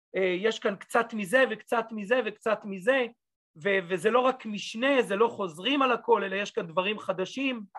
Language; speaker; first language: Hebrew; native; Hebrew